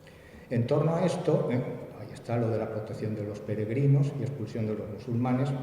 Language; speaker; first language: Spanish; native; Spanish